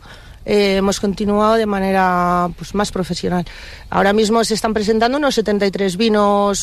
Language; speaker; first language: Spanish; native; Spanish